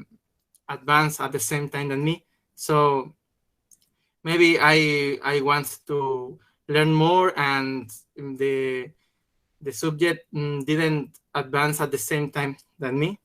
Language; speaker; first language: English; non-native, learner; Spanish